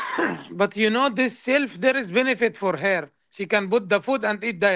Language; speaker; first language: English; non-native, learner; Arabic